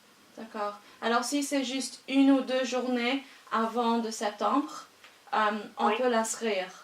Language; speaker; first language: French; non-native, learner; English